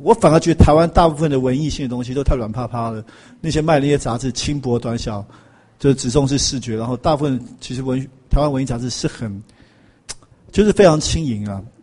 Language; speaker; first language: Chinese; native; Chinese